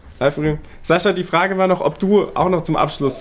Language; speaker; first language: German; native; German